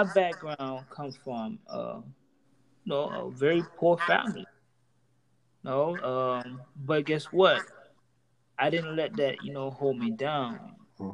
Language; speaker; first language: English; native; English